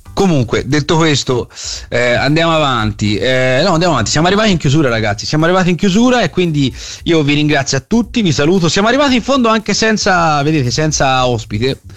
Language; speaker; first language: Italian; native; Italian